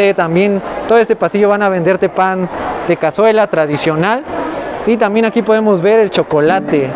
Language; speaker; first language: Spanish; native; Spanish